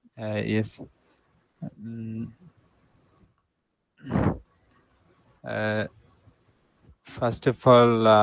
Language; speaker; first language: English; non-native, learner; Bangla